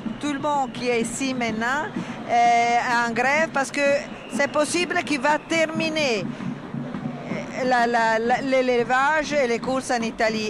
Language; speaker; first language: French; non-native, learner; Italian